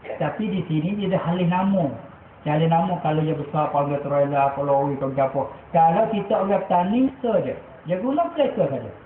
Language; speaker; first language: Malay; native; Malay